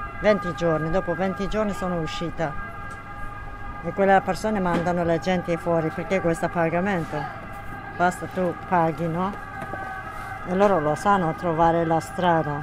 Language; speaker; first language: Italian; non-native, learner; Kurdish